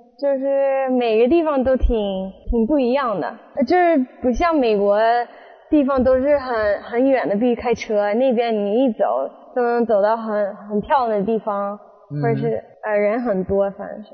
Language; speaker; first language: Chinese; early bilingual, other home language; English